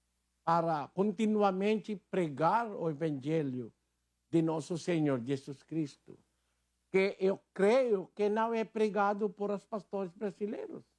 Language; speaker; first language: Portuguese; non-native, learner; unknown